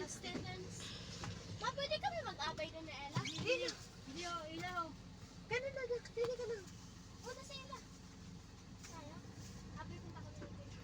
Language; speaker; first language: Filipino; non-native, local second language; Bikol